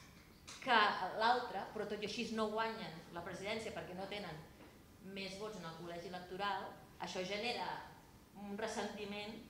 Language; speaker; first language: Catalan; native; Catalan